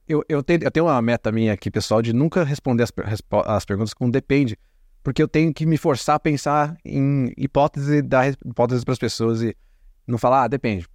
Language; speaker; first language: Portuguese; native; Portuguese